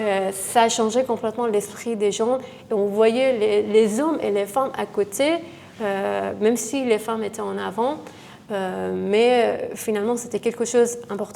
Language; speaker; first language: French; non-native, fluent; Persian